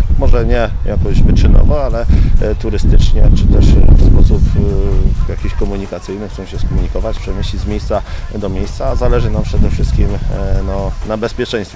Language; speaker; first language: Polish; native; Polish